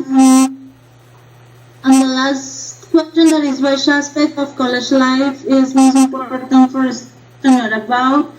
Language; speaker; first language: English; non-native, learner; Spanish